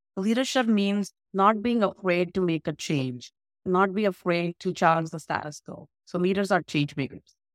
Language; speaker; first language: English; non-native, local second language; Hindi